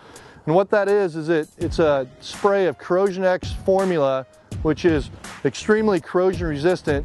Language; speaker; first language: English; native; English